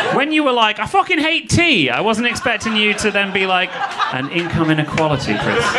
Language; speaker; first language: English; native; English